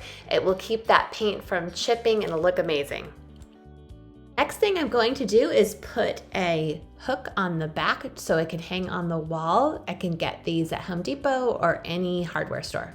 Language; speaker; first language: English; native; English